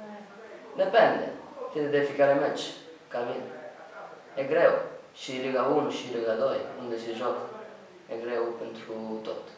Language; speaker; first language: Romanian; non-native, learner; Italian